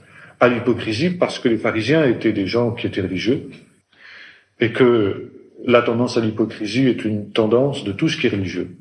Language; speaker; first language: French; native; French